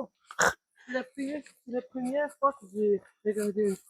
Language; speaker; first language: French; non-native, learner; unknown